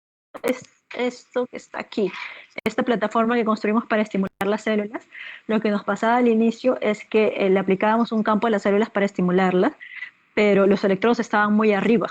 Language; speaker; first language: Spanish; native; Spanish